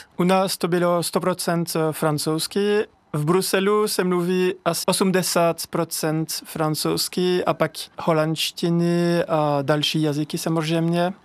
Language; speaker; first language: Czech; non-native, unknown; French